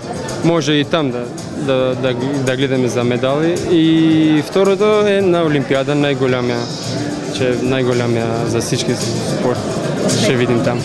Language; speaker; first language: Bulgarian; non-native, learner; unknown